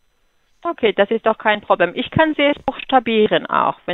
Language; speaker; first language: German; non-native, fluent; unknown